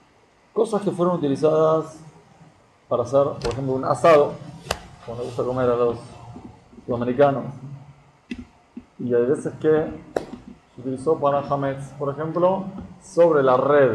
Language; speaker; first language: Spanish; native; Spanish